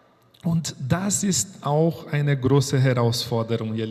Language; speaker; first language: German; non-native, fluent; Portuguese